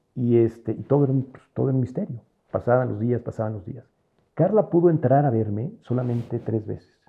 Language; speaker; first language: Spanish; native; Spanish